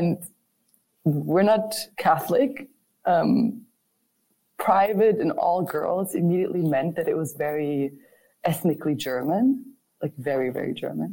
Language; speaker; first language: English; non-native, fluent; German